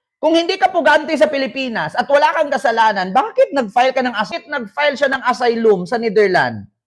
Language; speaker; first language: Filipino; native; Filipino